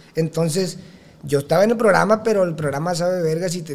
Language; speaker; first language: Spanish; native; Spanish